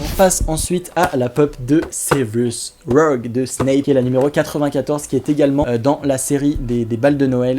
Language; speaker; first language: French; native; French